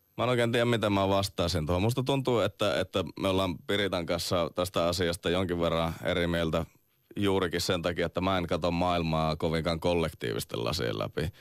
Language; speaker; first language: Finnish; native; Finnish